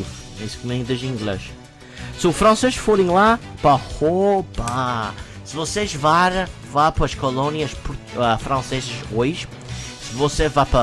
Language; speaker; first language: Portuguese; non-native, learner; English